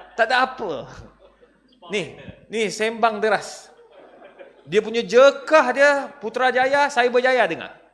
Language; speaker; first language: Malay; native; Malay